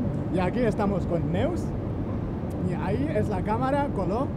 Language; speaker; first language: Spanish; non-native, fluent; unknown